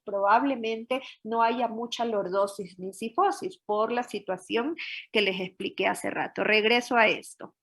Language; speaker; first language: Spanish; native; Spanish